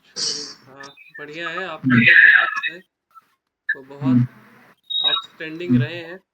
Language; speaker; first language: Hindi; native; Hindi